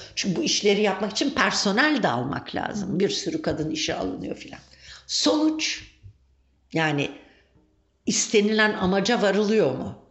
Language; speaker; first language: Turkish; native; Turkish